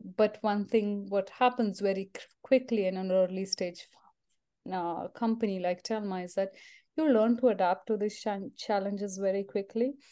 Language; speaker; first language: English; non-native, local second language; Marathi